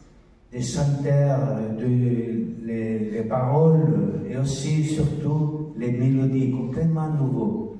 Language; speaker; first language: French; non-native, learner; Spanish